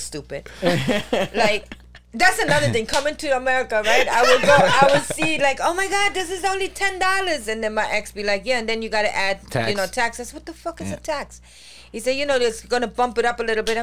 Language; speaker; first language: English; non-native, fluent; German